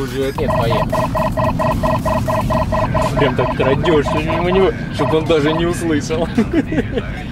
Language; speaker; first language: Russian; native; Russian